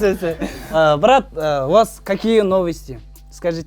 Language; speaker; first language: Russian; non-native, local second language; Kazakh